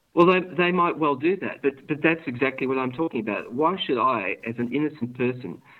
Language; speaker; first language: English; native; English